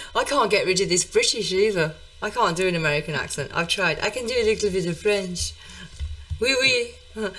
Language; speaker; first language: English; native; English